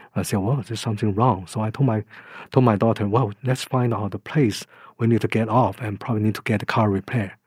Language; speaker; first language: English; non-native, fluent; Chinese